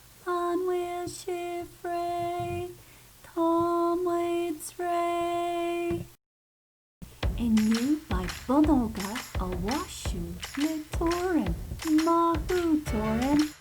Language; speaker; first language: Irish; non-native, local second language; English